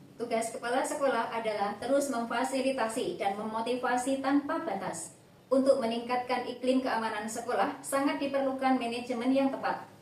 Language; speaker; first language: Indonesian; native; Indonesian